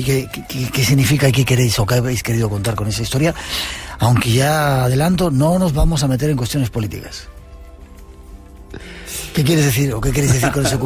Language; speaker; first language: Spanish; native; Spanish